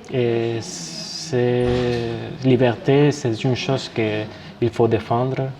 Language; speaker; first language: French; non-native, fluent; Spanish